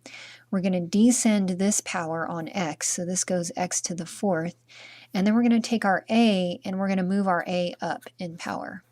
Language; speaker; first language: English; native; English